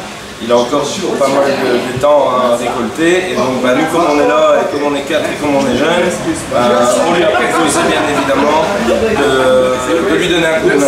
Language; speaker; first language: French; native; French